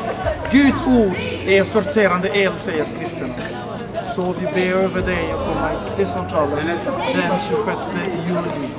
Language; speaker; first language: Swedish; non-native, fluent; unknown